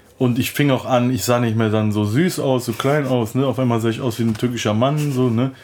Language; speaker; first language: German; early bilingual, other home language; Turkish